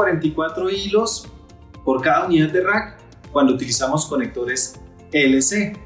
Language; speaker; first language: Spanish; native; Spanish